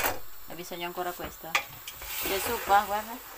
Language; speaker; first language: Italian; non-native, learner; Filipino